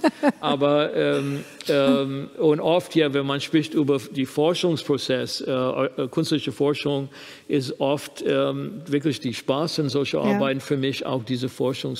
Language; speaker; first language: German; non-native, fluent; English